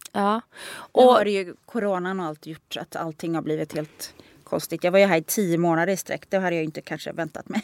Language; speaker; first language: Swedish; native; Swedish